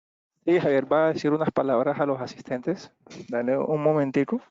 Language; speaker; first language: Spanish; native; Spanish